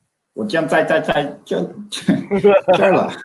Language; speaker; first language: Chinese; non-native, learner; Swedish